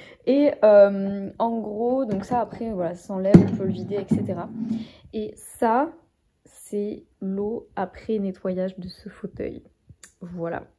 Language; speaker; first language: French; native; French